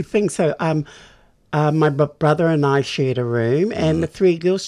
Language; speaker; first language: English; native; English